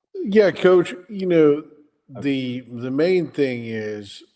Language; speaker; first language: English; native; English